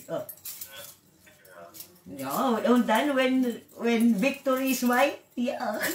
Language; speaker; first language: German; non-native, learner; Waray